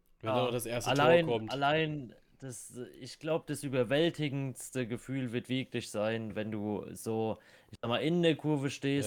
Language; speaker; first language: German; native; German